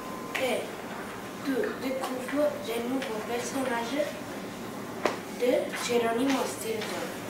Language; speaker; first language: French; non-native, learner; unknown